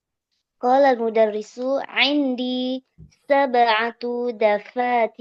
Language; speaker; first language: Arabic; non-native, learner; Indonesian